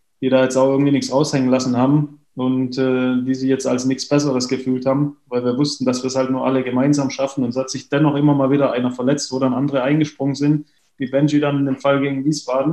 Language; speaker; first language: German; native; German